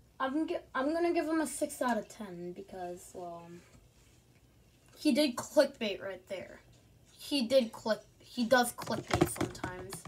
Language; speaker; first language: English; native; English